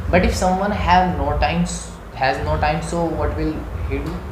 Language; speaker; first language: English; non-native, learner; Hindi